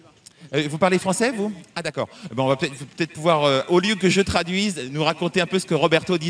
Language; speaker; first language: French; native; French